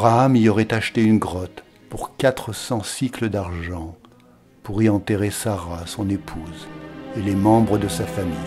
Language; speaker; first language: French; native; French